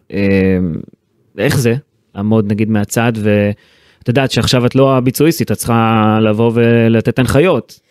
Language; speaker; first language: Hebrew; native; Hebrew